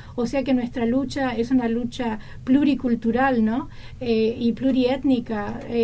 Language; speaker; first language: Spanish; native; Spanish